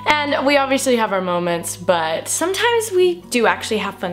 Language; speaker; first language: English; native; English